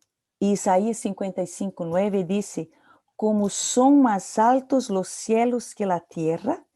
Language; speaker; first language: Portuguese; non-native, learner; Spanish